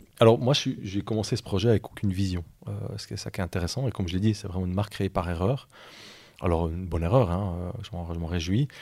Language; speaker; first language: French; native; French